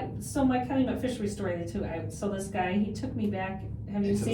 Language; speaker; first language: English; native; English